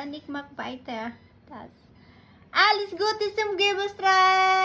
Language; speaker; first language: German; non-native, learner; Filipino